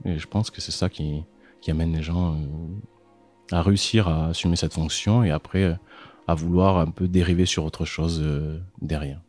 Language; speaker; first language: French; native; French